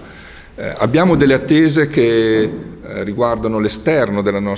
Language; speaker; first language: Italian; native; Italian